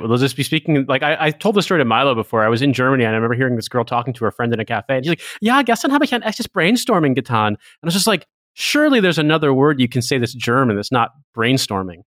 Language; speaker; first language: English; native; English